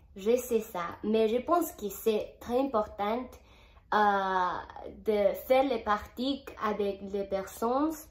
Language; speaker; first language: French; non-native, learner; Spanish